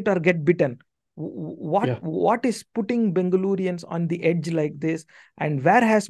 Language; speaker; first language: English; non-native, local second language; Tamil